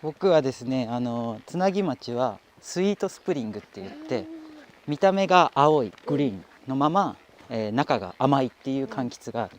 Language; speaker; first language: Japanese; native; Japanese